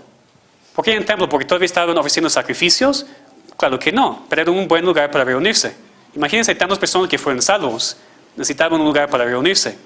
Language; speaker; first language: Spanish; non-native, fluent; English